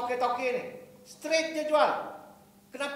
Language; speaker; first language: Malay; native; Malay